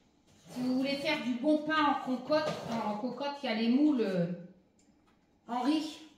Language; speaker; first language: French; native; French